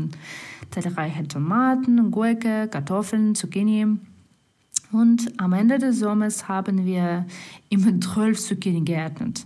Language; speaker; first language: German; non-native, fluent; Russian